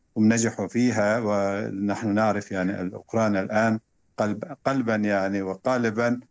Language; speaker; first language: Arabic; non-native, fluent; Turkish